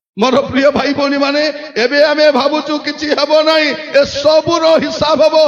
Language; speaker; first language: Odia; non-native, local second language; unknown